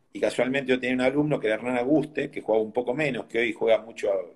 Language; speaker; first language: Spanish; native; Spanish